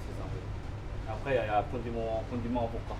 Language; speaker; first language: French; non-native, learner; Korean